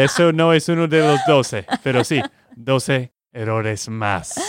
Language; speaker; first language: Spanish; non-native, learner; English